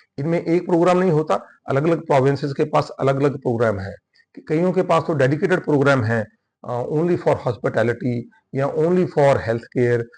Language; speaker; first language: Hindi; non-native, local second language; Punjabi